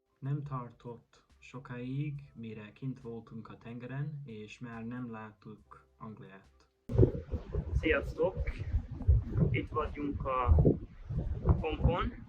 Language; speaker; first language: Hungarian; non-native, learner; English